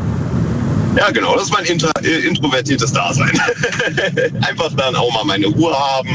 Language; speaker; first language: German; native; German